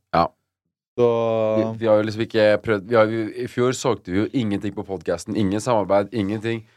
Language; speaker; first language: Norwegian; native; Norwegian